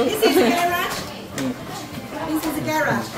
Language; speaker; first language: English; non-native, learner; Chinese